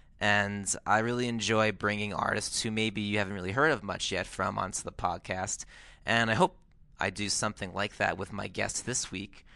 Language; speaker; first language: English; native; English